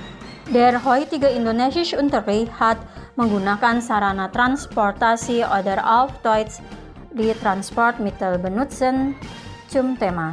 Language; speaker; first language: German; non-native, fluent; Indonesian